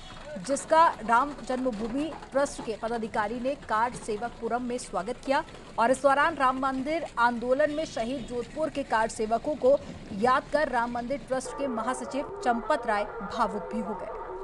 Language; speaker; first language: Hindi; native; Hindi